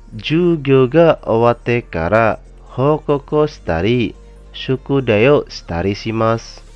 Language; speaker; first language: Japanese; non-native, fluent; Indonesian